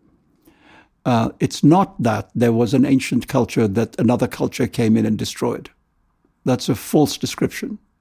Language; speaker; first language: English; non-native, local second language; Urdu